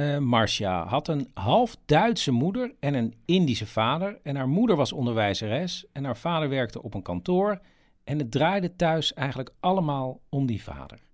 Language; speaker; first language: Dutch; native; Dutch